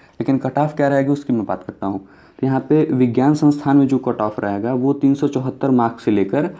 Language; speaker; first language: Hindi; native; Hindi